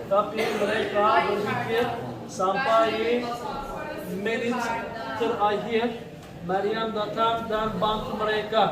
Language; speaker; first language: Indonesian; non-native, learner; Turkish